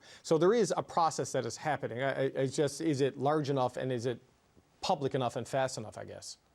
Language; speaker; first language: English; native; English